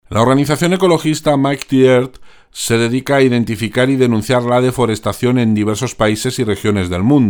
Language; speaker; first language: Spanish; native; Spanish